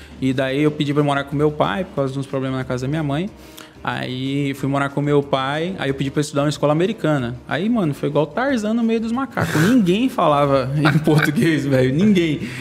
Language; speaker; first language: Portuguese; native; Portuguese